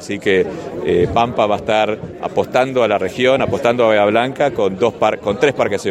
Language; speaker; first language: Spanish; native; Spanish